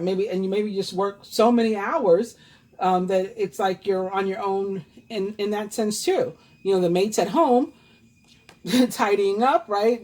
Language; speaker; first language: English; native; English